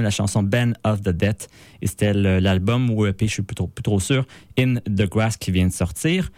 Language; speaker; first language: French; native; French